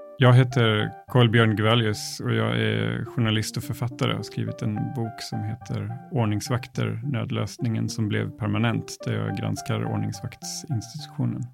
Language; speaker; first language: Swedish; native; Swedish